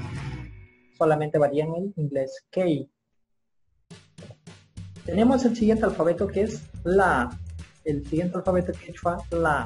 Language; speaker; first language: Spanish; non-native, local second language; Quechua